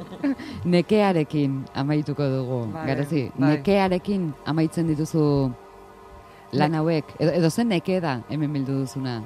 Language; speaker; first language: Basque; native; Basque